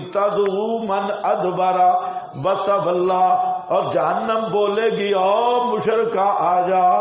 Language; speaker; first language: Urdu; non-native, local second language; Saraiki